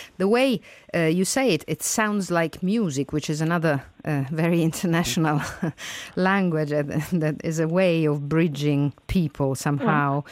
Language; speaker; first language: English; non-native, fluent; Italian